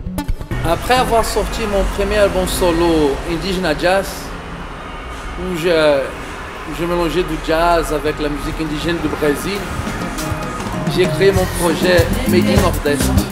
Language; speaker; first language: French; non-native, fluent; Portuguese